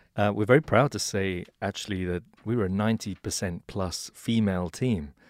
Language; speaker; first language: English; native; English